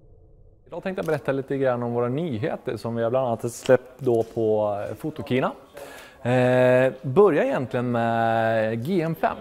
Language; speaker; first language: Swedish; native; Swedish